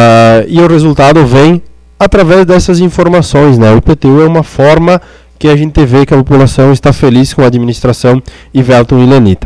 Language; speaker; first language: Portuguese; native; Portuguese